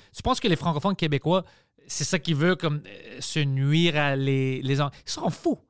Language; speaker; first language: French; early bilingual, other home language; Greek